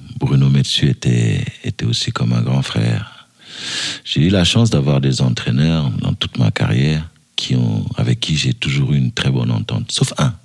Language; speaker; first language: French; early bilingual, other home language; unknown